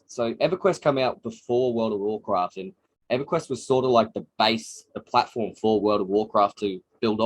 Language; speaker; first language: English; native; English